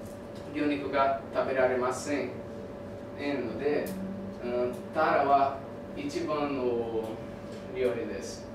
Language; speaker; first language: Japanese; non-native, learner; Portuguese